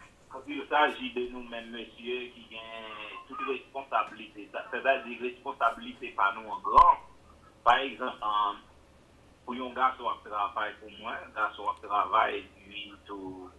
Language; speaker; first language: French; non-native, local second language; Haitian Creole